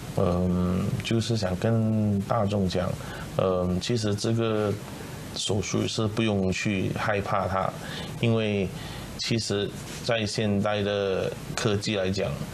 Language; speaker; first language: Chinese; native; Chinese